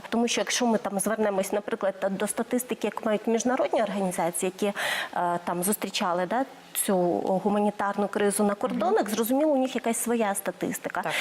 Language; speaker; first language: Ukrainian; native; Ukrainian